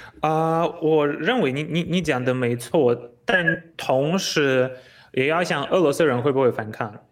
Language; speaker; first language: Chinese; non-native, fluent; Polish